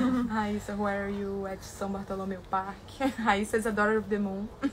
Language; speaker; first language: English; non-native, fluent; Portuguese